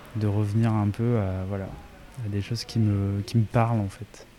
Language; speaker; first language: French; native; French